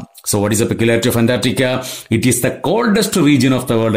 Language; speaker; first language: English; non-native, local second language; Malayalam